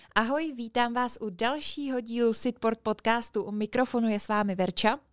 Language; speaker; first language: Czech; native; Czech